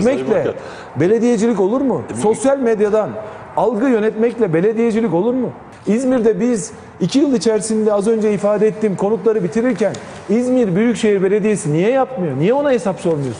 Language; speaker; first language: Turkish; native; Turkish